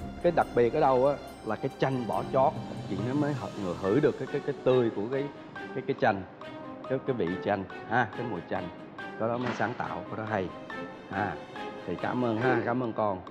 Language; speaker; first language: Vietnamese; early bilingual, heritage; Vietnamese